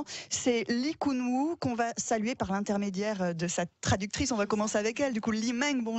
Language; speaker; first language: French; native; French